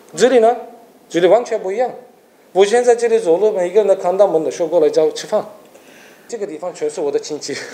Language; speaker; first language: Chinese; non-native, fluent; Turkish